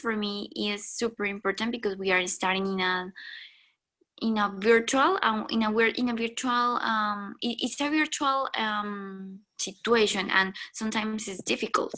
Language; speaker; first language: English; non-native, learner; Spanish